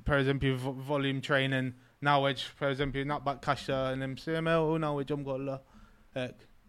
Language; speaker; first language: Maltese; early bilingual, heritage; Maltese